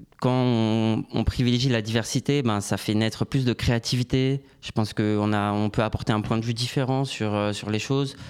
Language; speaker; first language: French; native; French